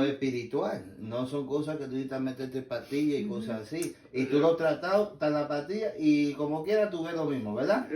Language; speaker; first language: Spanish; early bilingual, heritage; English